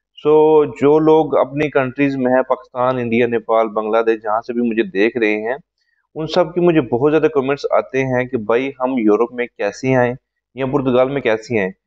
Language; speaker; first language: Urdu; non-native, local second language; Punjabi